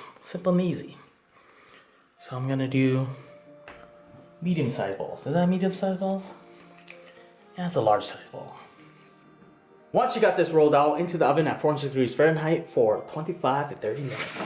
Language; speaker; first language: English; native; English